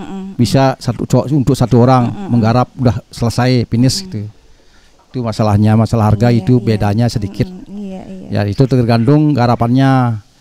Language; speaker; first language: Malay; non-native, local second language; Balinese